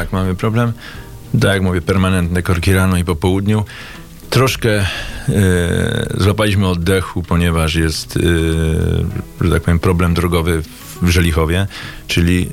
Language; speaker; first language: Polish; native; Polish